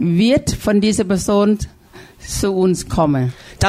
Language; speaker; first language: German; non-native, learner; Thai